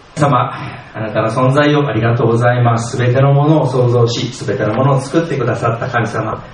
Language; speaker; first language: Japanese; native; Japanese